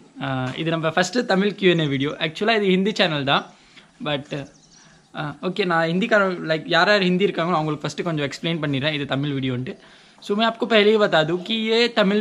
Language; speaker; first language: Tamil; non-native, local second language; Hindi